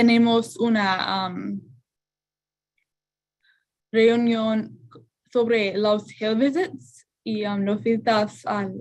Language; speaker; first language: Spanish; non-native, learner; English